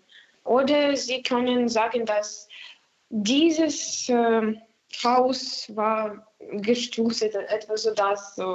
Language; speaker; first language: German; non-native, learner; Ukrainian